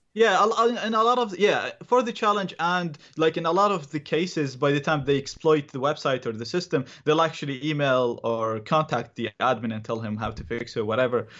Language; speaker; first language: English; non-native, fluent; Arabic